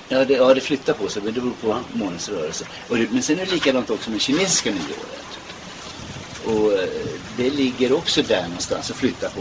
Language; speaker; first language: Swedish; native; Swedish